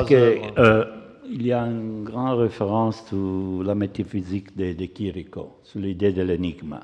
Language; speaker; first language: French; non-native, fluent; Italian